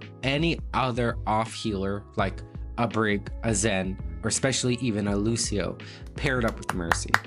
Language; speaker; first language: English; native; English